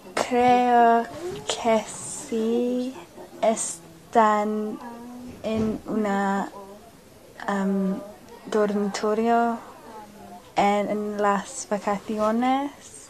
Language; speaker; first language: Spanish; non-native, learner; English